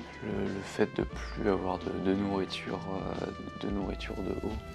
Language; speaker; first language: French; native; French